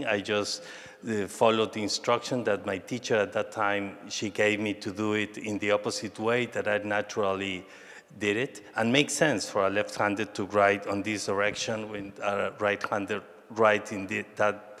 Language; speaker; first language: English; non-native, fluent; Spanish